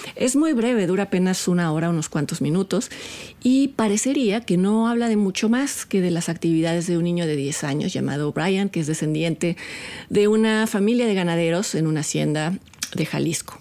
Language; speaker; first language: Spanish; native; Spanish